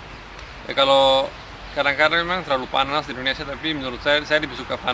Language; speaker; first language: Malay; early bilingual, other home language; German